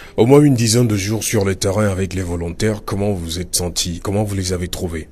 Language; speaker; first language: French; non-native, local second language; Ewe